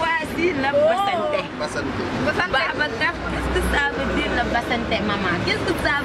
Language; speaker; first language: French; non-native, learner; Wolof